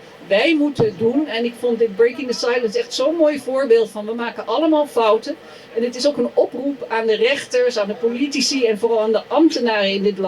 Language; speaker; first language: Dutch; native; Dutch